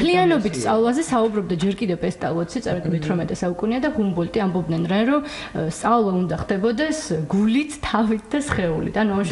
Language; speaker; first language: Georgian; native; Georgian